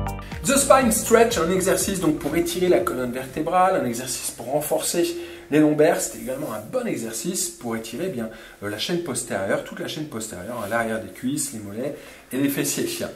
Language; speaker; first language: French; native; French